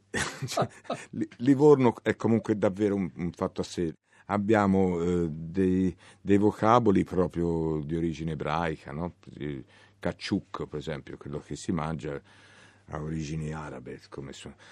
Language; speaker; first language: Italian; native; Italian